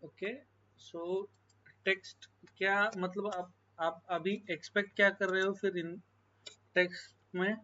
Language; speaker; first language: Hindi; non-native, local second language; Marathi